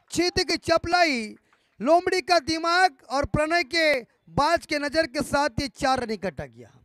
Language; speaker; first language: Hindi; non-native, local second language; Marathi